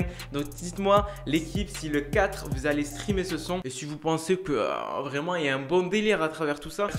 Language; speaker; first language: French; native; French